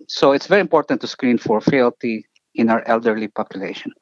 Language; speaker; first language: English; non-native, local second language; Filipino